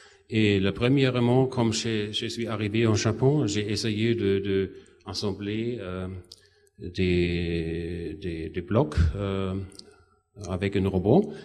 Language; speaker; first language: French; non-native, fluent; German